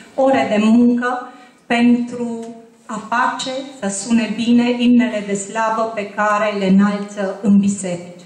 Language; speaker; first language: Romanian; native; Romanian